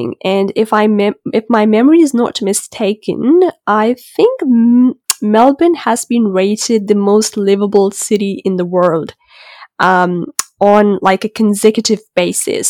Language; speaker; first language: English; non-native, local second language; Urdu